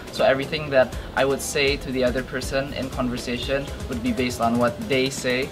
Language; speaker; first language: English; non-native, fluent; Indonesian